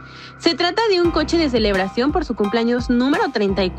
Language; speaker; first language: Spanish; native; Spanish